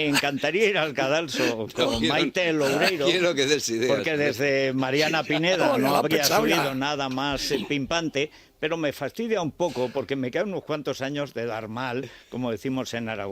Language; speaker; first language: Spanish; native; Spanish